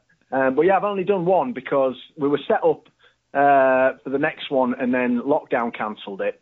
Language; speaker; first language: English; native; English